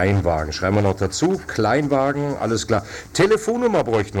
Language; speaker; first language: German; native; German